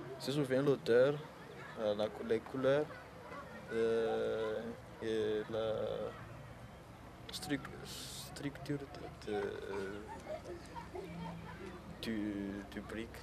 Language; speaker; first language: French; non-native, local second language; Malagasy